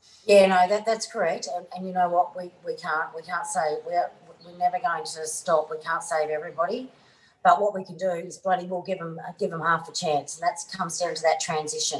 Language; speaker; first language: English; native; English